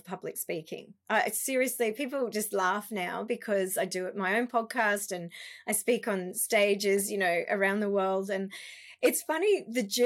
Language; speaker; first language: English; native; English